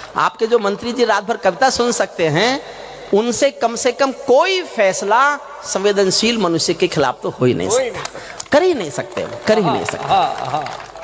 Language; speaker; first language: Hindi; native; Hindi